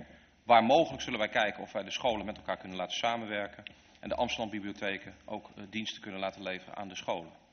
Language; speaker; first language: Dutch; native; Dutch